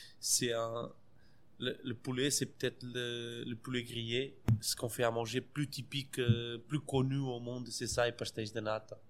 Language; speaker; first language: French; non-native, fluent; Portuguese